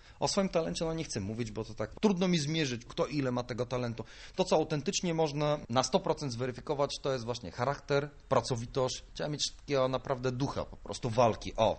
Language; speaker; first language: Polish; non-native, fluent; Bulgarian